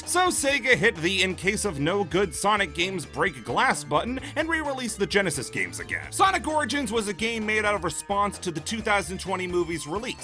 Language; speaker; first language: English; native; English